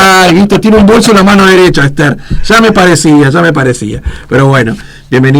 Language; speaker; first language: Spanish; native; Spanish